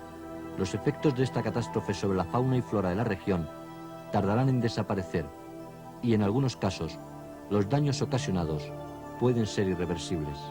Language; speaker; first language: Spanish; native; Spanish